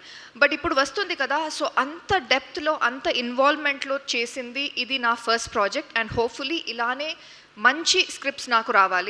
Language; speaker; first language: Telugu; non-native, local second language; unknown